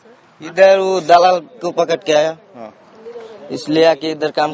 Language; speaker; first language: Hindi; non-native, learner; Bangla